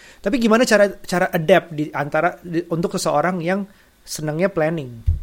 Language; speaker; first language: Indonesian; native; Indonesian